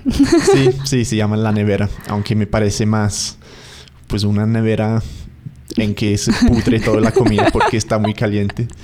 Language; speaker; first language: Spanish; non-native, fluent; English